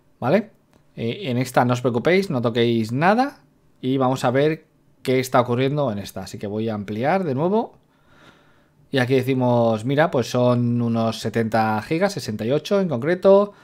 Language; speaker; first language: Spanish; native; Spanish